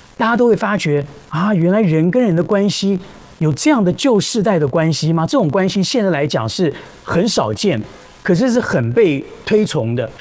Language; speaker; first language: Chinese; native; Chinese